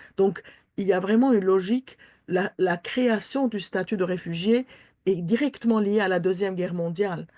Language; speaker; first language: French; non-native, local second language; Armenian